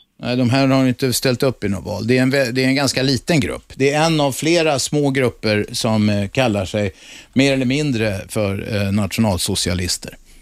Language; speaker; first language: Swedish; native; Swedish